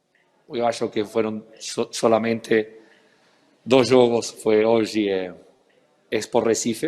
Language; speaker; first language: Portuguese; non-native, fluent; Spanish